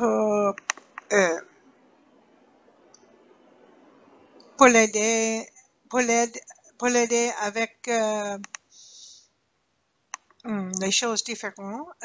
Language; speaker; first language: French; non-native, learner; English